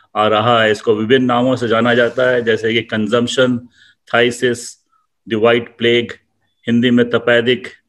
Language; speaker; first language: Hindi; native; Hindi